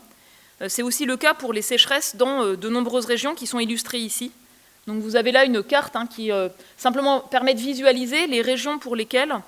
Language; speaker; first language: French; native; French